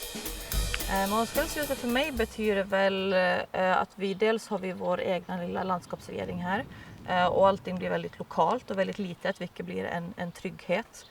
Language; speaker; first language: Swedish; native; Swedish